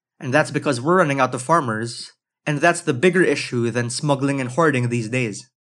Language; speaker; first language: English; non-native, local second language; Filipino